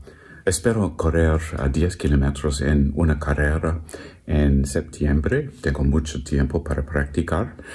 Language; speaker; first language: Spanish; non-native, learner; English